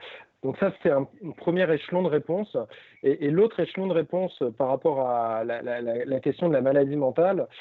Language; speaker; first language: French; native; French